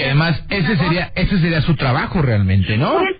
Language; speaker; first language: Spanish; native; Spanish